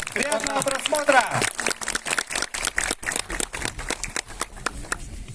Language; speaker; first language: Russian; non-native, local second language; Yakut